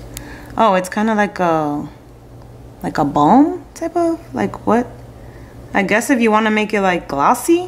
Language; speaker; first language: English; native; English